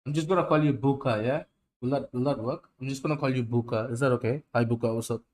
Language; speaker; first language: English; non-native, local second language; Hindi